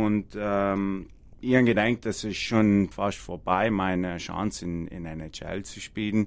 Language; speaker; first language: German; non-native, learner; English